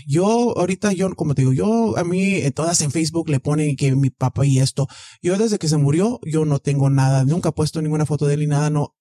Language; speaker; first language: Spanish; early bilingual, heritage; Spanish